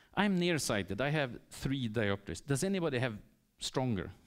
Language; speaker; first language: English; non-native, fluent; Swedish